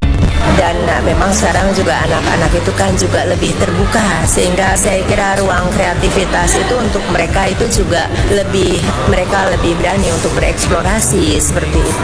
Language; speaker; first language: Indonesian; native; Indonesian